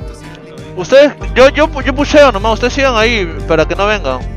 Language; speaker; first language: Spanish; native; Spanish